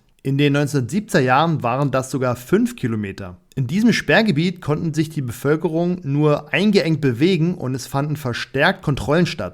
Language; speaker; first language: German; native; German